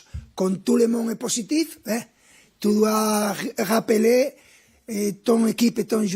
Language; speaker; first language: French; non-native, fluent; Spanish